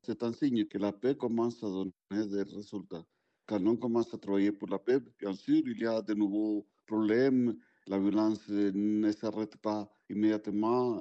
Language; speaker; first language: French; non-native, fluent; Spanish